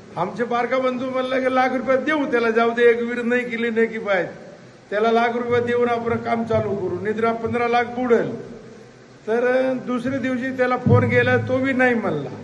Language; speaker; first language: Marathi; non-native, fluent; Hindi